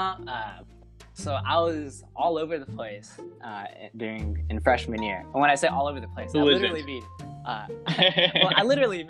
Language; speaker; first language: English; native; English